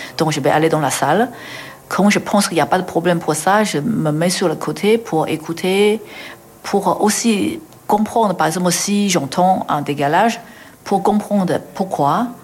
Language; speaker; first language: French; non-native, fluent; Chinese